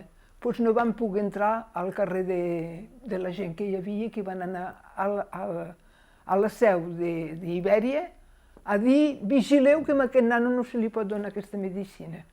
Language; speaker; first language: Catalan; native; Catalan